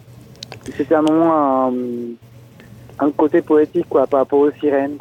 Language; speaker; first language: French; non-native, fluent; Spanish